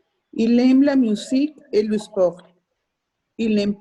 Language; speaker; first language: French; non-native, learner; Spanish